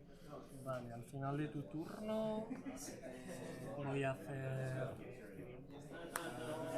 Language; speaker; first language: Spanish; native; Spanish